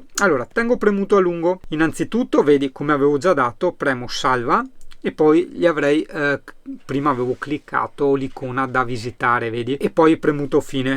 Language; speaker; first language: Italian; native; Italian